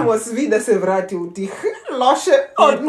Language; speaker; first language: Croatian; non-native, fluent; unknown